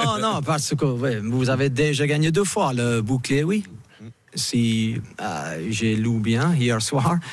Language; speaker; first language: French; non-native, fluent; English